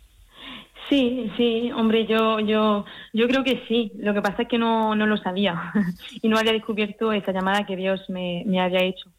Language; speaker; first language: Spanish; early bilingual, heritage; French